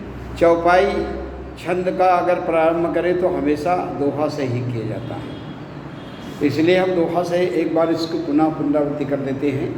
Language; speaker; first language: Hindi; native; Hindi